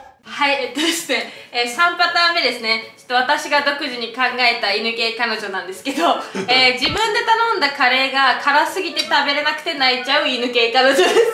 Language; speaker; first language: Japanese; native; Japanese